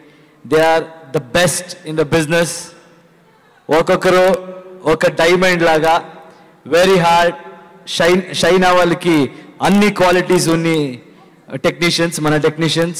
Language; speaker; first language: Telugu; non-native, learner; Kannada